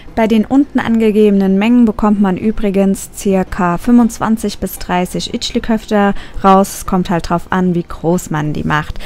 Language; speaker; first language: German; early bilingual, other home language; Turkish